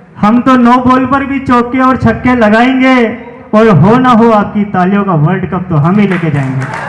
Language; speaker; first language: Hindi; native; Hindi